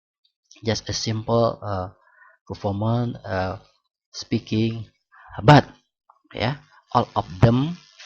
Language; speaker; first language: English; non-native, learner; Indonesian